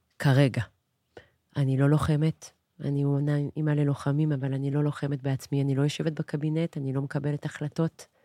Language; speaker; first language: Hebrew; non-native, fluent; French